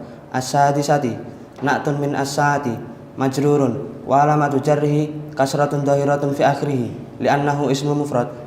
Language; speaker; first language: Arabic; non-native, learner; Indonesian